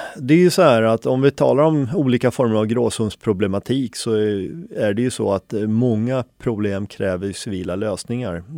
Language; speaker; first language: Swedish; early bilingual, other home language; Finnish